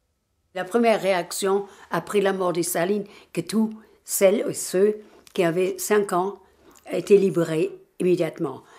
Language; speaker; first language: French; non-native, fluent; German